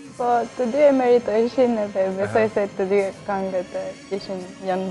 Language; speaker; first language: Albanian; early bilingual, heritage; French